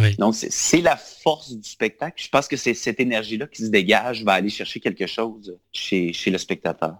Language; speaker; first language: French; native; French